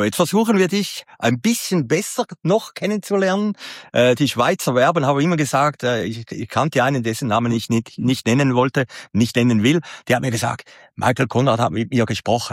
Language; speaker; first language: German; native; German